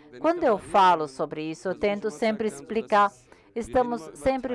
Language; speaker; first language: Portuguese; non-native, learner; German